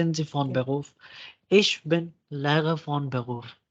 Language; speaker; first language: German; non-native, fluent; Urdu